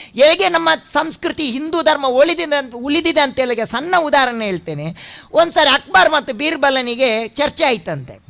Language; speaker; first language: Kannada; non-native, local second language; Tulu